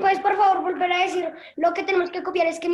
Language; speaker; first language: Spanish; native; Spanish